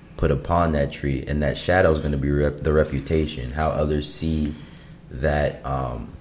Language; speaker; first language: English; native; English